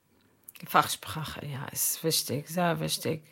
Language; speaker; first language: German; non-native, learner; Arabic